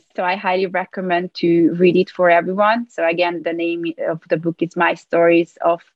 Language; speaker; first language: English; non-native, fluent; Hungarian